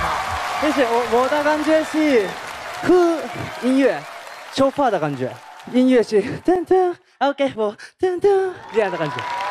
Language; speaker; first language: Chinese; non-native, learner; Japanese